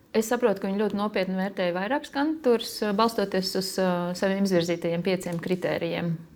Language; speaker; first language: Latvian; native; Latvian